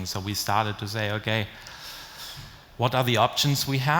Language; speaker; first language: English; non-native, fluent; German